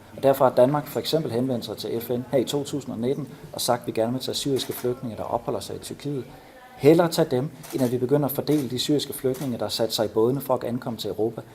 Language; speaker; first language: Danish; native; Danish